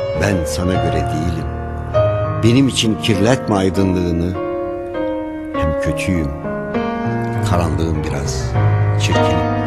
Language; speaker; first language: Turkish; native; Turkish